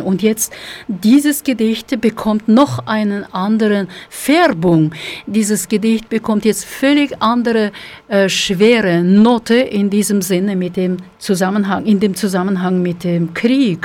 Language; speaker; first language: German; non-native, fluent; Russian